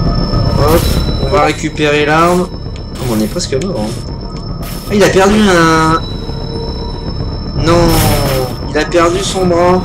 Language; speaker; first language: French; native; French